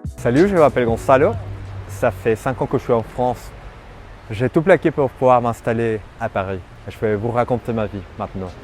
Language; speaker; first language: French; non-native, fluent; Spanish